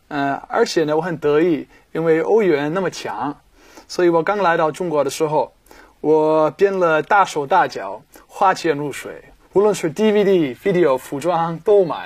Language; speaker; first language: Chinese; non-native, fluent; German